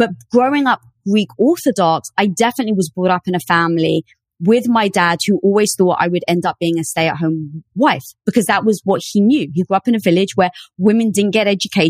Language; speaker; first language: English; native; English